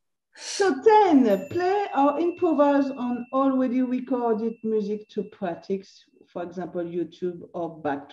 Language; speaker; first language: English; non-native, learner; French